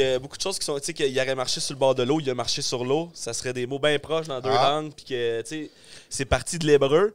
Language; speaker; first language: French; native; French